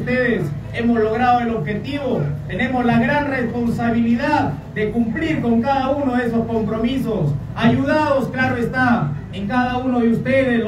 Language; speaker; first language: Spanish; native; Spanish